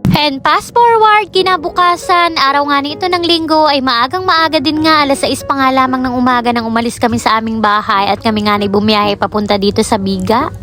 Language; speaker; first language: Filipino; native; Filipino